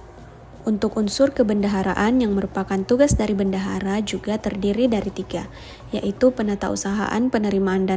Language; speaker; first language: Indonesian; native; Indonesian